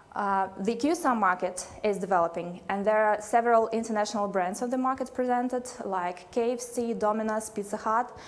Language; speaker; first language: English; non-native, fluent; Russian